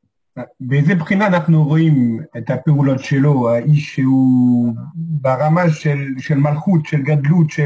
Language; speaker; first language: Hebrew; non-native, fluent; French